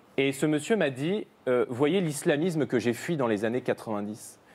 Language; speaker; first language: French; native; French